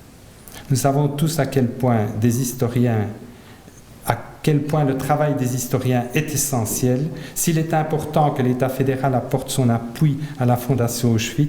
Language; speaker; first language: French; native; French